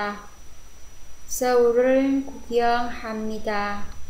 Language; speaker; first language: Korean; non-native, fluent; Vietnamese